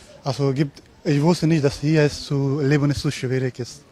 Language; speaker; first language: German; non-native, learner; Persian